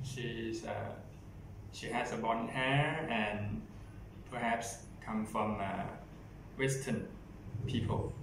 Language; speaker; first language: English; non-native, learner; Thai